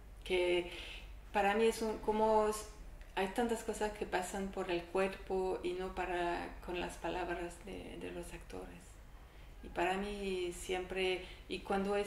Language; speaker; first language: Spanish; non-native, learner; French